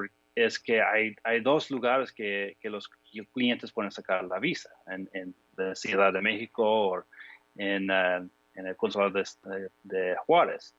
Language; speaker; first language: Spanish; non-native, fluent; English